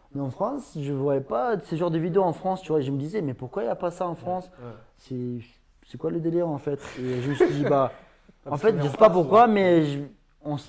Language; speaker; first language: French; non-native, fluent; Ingush